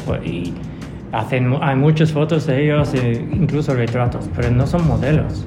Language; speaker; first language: Spanish; non-native, learner; English